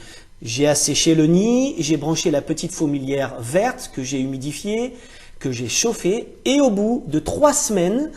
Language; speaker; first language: French; native; French